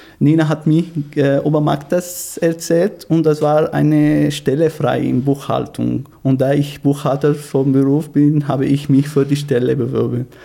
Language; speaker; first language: German; non-native, learner; Arabic